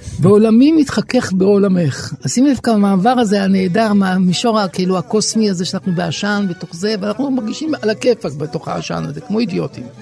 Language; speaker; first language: Hebrew; native; Hebrew